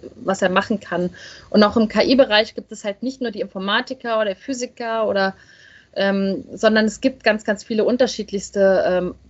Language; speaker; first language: German; native; German